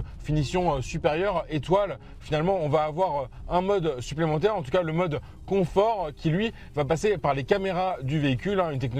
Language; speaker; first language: French; native; French